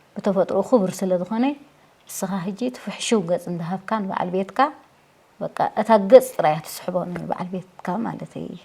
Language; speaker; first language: Tigrinya; native; Tigrinya